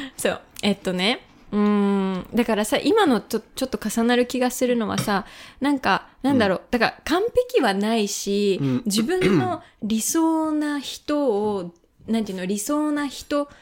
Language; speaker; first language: Japanese; native; Japanese